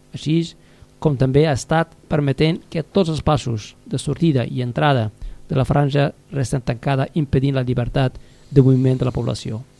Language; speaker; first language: Catalan; native; Catalan